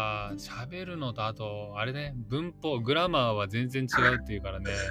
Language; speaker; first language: Japanese; native; Japanese